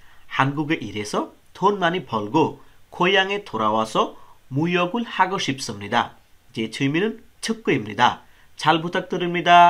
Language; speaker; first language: Korean; non-native, learner; Bangla